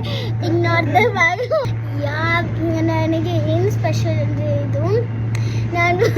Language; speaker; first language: Kannada; early bilingual, heritage; Kannada